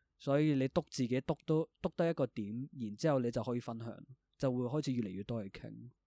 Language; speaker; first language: Cantonese; early bilingual, other home language; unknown